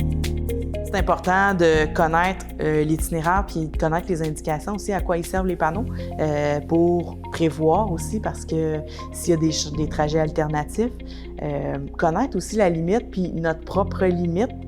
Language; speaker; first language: French; native; French